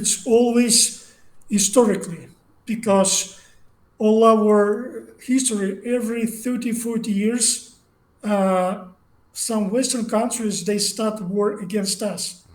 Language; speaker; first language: English; non-native, learner; Russian